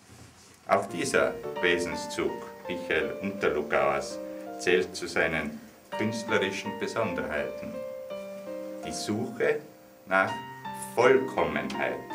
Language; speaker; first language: German; native; German